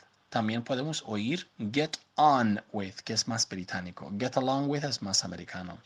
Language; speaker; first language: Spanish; non-native, fluent; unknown